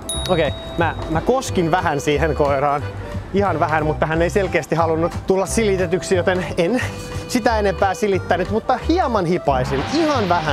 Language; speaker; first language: Finnish; native; Finnish